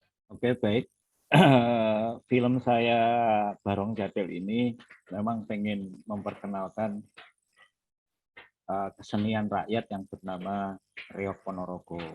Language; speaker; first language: Indonesian; native; Indonesian